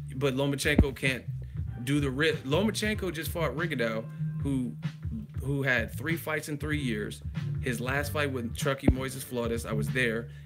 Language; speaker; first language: English; native; English